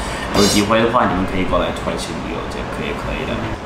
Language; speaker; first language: Chinese; non-native, learner; Turkish